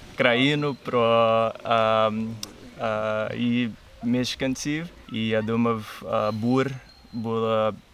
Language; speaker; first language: Ukrainian; non-native, learner; Portuguese